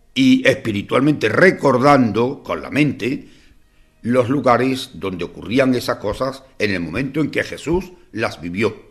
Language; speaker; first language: Spanish; native; Spanish